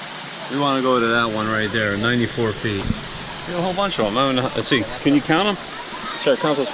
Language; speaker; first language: English; native; English